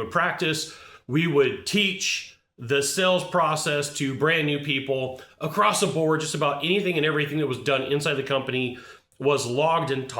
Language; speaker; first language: English; native; English